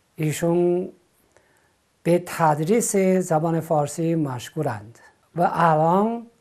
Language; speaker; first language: Persian; non-native, fluent; Chinese